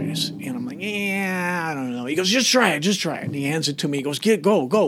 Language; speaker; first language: English; native; English